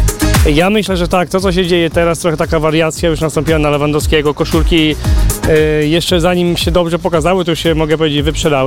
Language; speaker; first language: Polish; native; Polish